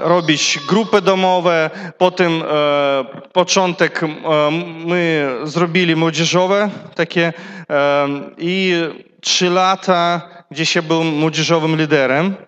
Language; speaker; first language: Polish; non-native, learner; Russian